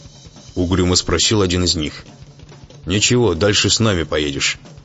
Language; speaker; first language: Russian; native; Russian